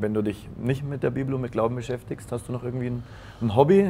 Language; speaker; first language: German; native; German